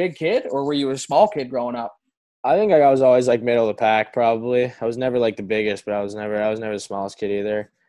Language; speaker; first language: English; native; English